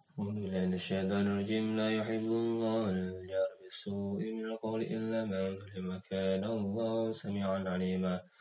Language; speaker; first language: Arabic; non-native, learner; Indonesian